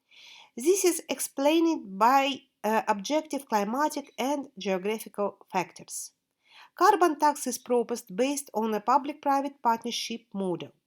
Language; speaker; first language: English; non-native, fluent; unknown